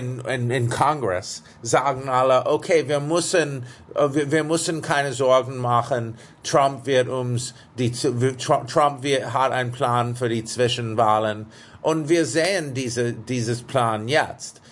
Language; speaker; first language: German; non-native, fluent; English